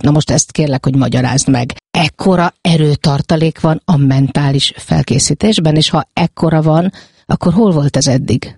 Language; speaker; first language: Hungarian; native; Hungarian